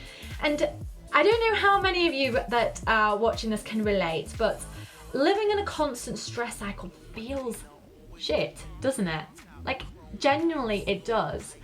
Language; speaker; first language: English; native; English